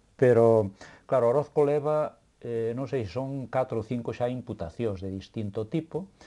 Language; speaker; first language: Galician; native; Galician